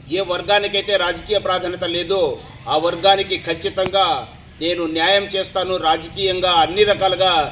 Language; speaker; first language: Telugu; non-native, local second language; Lambadi